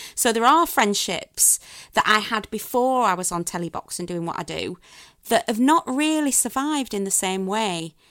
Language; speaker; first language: English; native; English